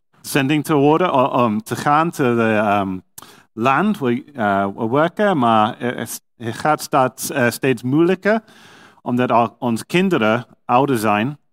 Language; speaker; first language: Dutch; non-native, learner; English